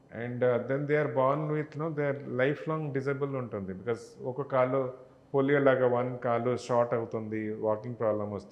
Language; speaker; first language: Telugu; non-native, learner; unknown